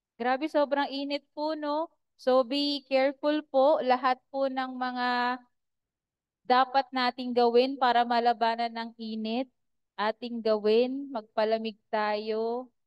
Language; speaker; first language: Filipino; non-native, local second language; Bikol